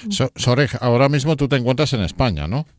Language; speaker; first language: Spanish; native; Spanish